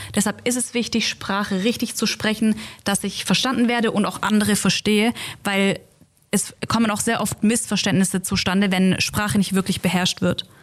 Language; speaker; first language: German; native; German